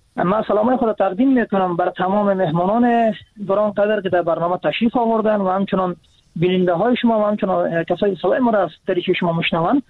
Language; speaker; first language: Persian; native; Persian